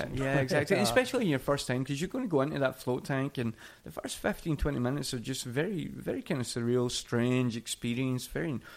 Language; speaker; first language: English; native; English